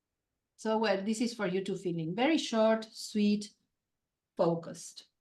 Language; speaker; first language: English; non-native, fluent; Spanish